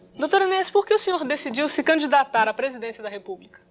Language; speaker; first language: Portuguese; native; Portuguese